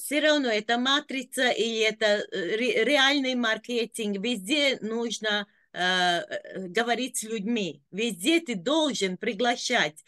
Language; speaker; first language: Russian; non-native, local second language; Latvian